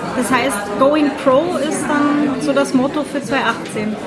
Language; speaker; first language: German; native; German